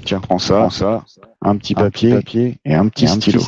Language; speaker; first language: French; native; French